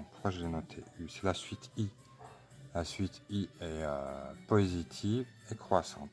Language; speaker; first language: French; native; French